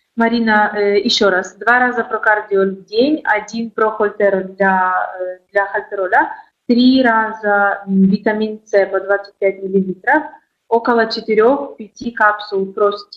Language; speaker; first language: Polish; non-native, learner; Russian